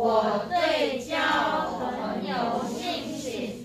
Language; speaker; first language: Chinese; non-native, learner; Korean